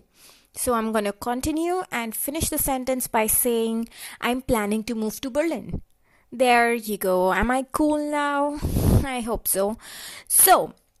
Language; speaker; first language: English; non-native, local second language; Hindi